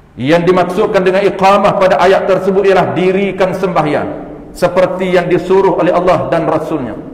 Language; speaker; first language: Malay; native; Malay